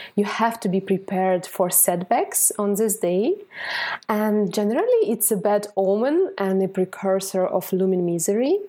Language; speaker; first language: English; non-native, fluent; Ukrainian